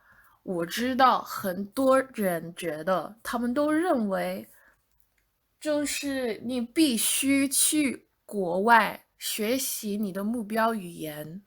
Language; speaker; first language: Chinese; non-native, fluent; English